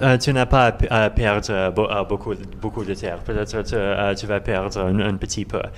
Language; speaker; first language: French; non-native, learner; Russian